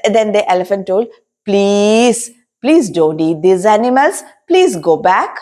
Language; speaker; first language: English; non-native, local second language; Malayalam